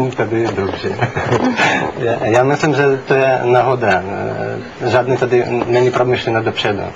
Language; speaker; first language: Czech; non-native, learner; Russian